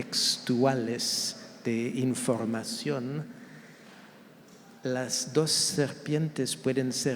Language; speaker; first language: Spanish; non-native, fluent; French